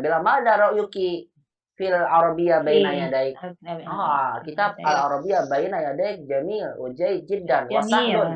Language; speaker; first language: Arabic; non-native, fluent; Indonesian